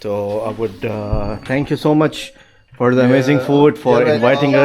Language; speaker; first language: English; non-native, local second language; Urdu